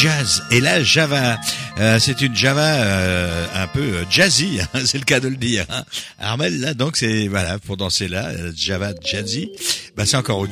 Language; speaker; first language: French; native; French